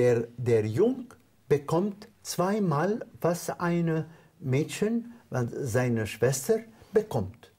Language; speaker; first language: German; non-native, fluent; Arabic